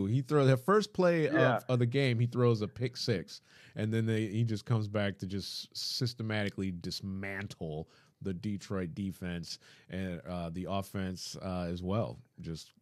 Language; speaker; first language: English; native; English